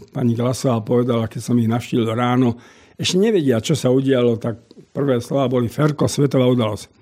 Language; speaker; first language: Slovak; native; Slovak